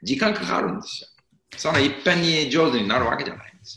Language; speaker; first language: Japanese; non-native, fluent; English